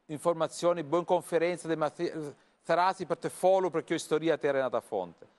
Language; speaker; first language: Albanian; non-native, learner; Italian